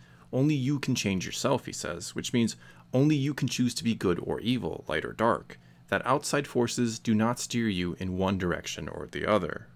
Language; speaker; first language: English; native; English